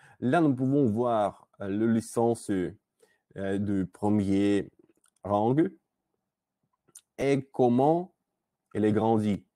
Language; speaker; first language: French; non-native, learner; Russian